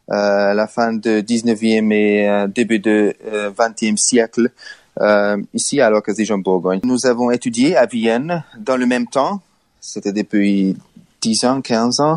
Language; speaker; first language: French; non-native, learner; Hungarian